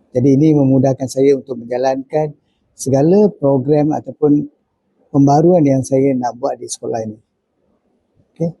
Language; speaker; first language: Malay; non-native, local second language; Tamil